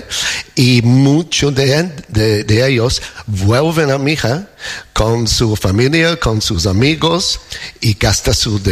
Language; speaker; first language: Spanish; non-native, fluent; English